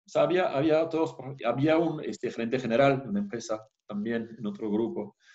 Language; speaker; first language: Spanish; non-native, fluent; French